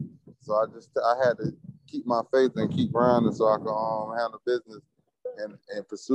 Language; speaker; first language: English; native; English